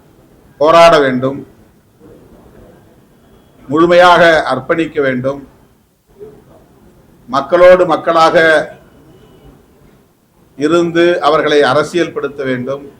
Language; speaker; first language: Tamil; native; Tamil